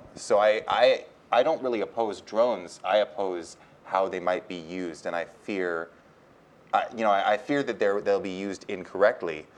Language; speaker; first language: English; native; English